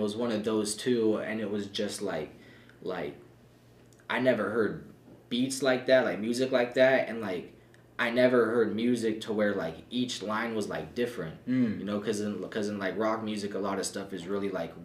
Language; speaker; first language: English; native; English